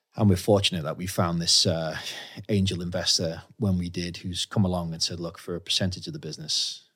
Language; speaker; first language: English; native; English